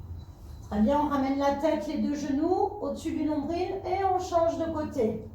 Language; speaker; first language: French; native; French